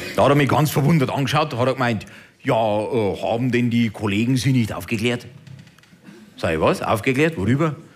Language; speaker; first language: German; early bilingual, other home language; Turkish